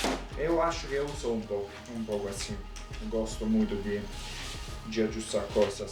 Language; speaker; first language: Portuguese; non-native, fluent; Italian